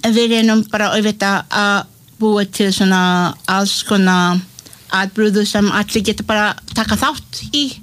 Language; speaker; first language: Icelandic; non-native, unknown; Malay